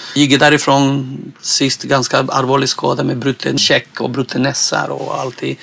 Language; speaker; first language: Swedish; non-native, fluent; Spanish